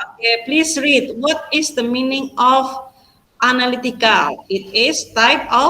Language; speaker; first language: English; non-native, fluent; Indonesian